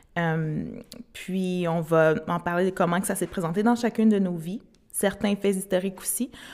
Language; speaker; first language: French; native; French